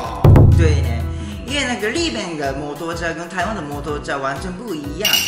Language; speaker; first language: Chinese; non-native, fluent; Japanese